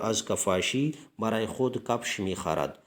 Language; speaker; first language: Persian; non-native, fluent; Urdu